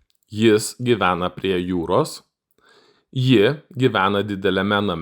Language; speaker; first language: Lithuanian; non-native, fluent; Russian